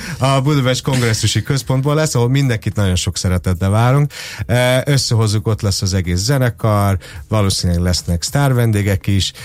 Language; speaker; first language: Hungarian; early bilingual, heritage; Hungarian